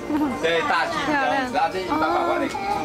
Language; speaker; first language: Chinese; native; Chinese